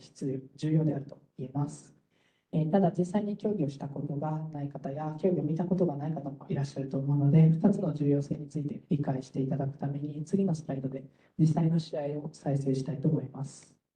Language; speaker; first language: Japanese; native; Japanese